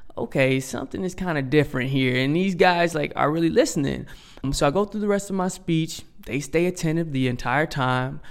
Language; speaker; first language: English; native; English